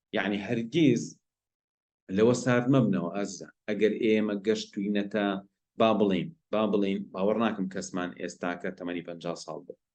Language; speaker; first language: Central Kurdish; non-native, local second language; Gurani